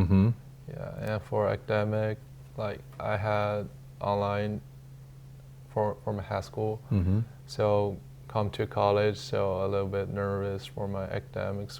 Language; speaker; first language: English; non-native, learner; Chinese